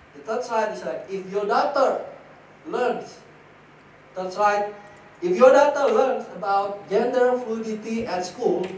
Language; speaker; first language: English; non-native, fluent; Indonesian